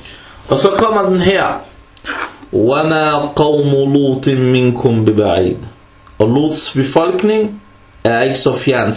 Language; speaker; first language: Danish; early bilingual, other home language; Arabic